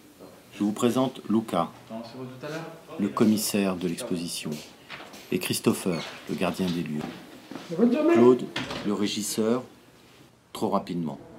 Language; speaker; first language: French; native; French